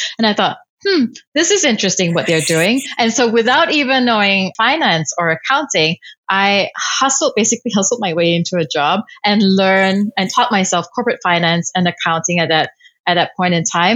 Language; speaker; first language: English; non-native, local second language; Cantonese